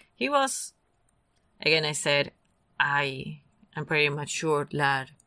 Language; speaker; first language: English; non-native, fluent; Spanish